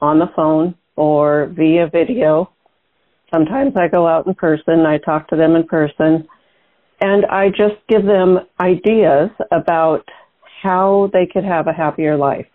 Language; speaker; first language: English; native; English